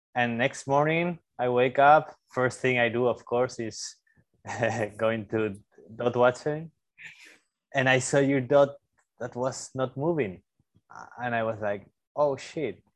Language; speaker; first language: English; non-native, fluent; Spanish